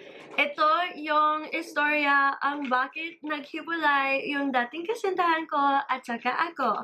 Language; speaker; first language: Filipino; early bilingual, heritage; English